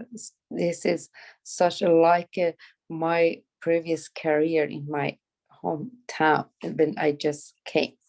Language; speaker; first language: English; non-native, learner; Persian